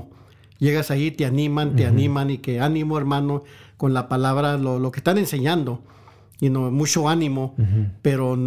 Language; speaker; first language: Spanish; early bilingual, heritage; Spanish